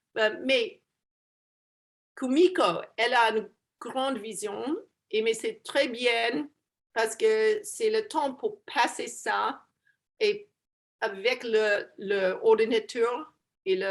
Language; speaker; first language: French; non-native, learner; English